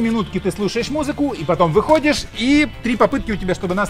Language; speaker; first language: Russian; native; Russian